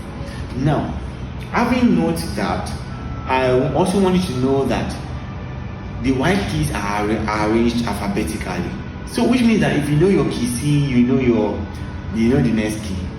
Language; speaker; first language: English; non-native, local second language; Yoruba